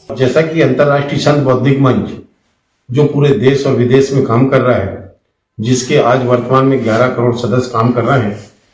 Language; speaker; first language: Hindi; native; Hindi